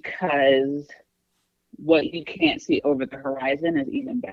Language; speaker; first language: English; native; English